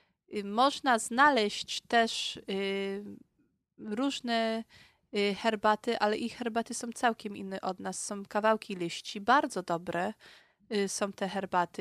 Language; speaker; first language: Polish; early bilingual, heritage; Polish